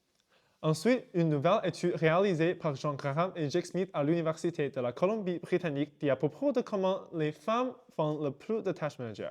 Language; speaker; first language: French; non-native, learner; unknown